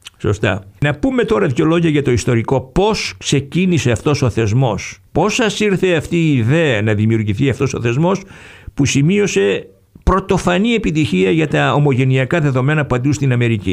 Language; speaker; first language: Greek; native; Greek